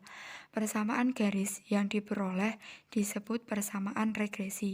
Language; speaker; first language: Indonesian; native; Indonesian